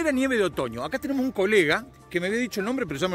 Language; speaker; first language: Spanish; native; Spanish